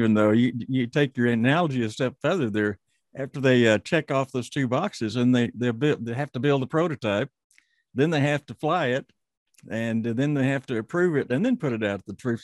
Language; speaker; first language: English; native; English